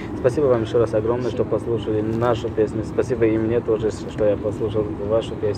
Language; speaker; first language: Russian; non-native, local second language; Tajik